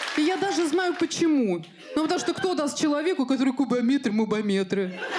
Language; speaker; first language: Russian; native; Russian